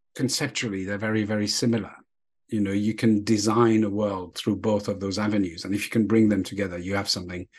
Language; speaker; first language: English; non-native, fluent; French